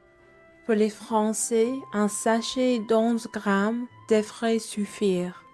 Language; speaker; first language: French; non-native, fluent; English